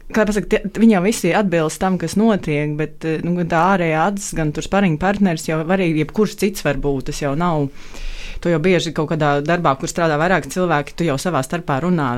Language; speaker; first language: Latvian; native; Latvian